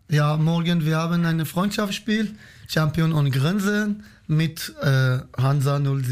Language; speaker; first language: German; non-native, learner; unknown